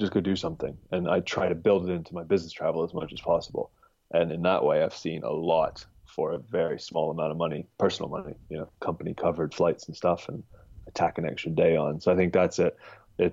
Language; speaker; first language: English; native; English